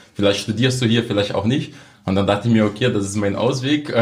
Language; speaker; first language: German; non-native, fluent; Portuguese